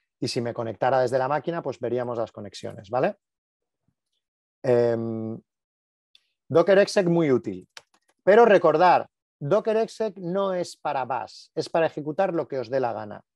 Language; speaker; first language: Spanish; native; Spanish